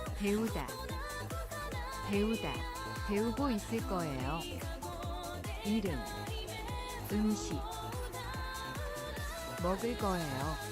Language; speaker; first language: Korean; non-native, learner; English